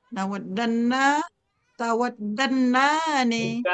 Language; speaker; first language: Arabic; non-native, learner; Indonesian